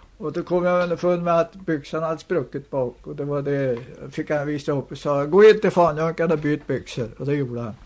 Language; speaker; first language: Swedish; native; Swedish